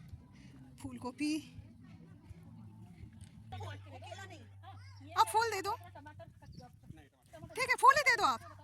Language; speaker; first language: Hindi; non-native, local second language; Bangla